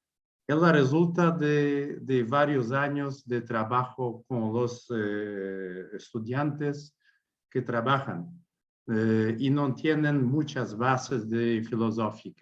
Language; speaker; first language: Spanish; non-native, learner; Portuguese